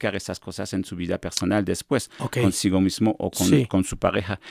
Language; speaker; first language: Spanish; non-native, fluent; French